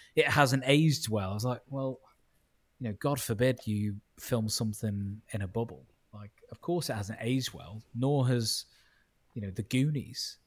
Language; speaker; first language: English; native; English